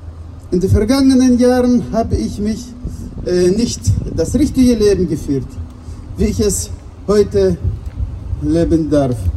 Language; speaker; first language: German; non-native, fluent; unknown